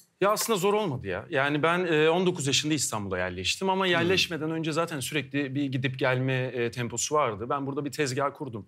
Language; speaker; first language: Turkish; native; Turkish